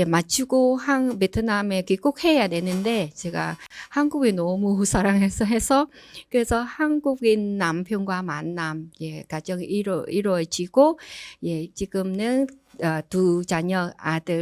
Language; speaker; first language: Korean; non-native, learner; Vietnamese